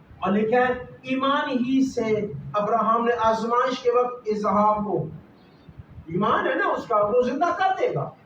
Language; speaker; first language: Urdu; non-native, local second language; Punjabi